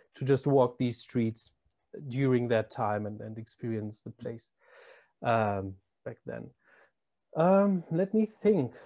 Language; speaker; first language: English; non-native, fluent; German